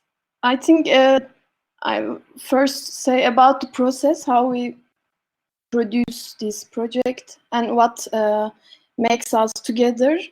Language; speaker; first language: English; non-native, learner; Turkish